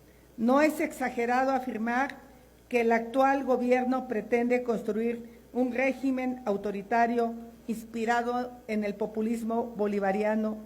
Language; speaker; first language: Spanish; native; Spanish